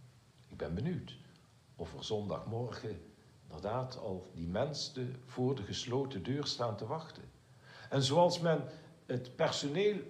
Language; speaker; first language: Dutch; native; Dutch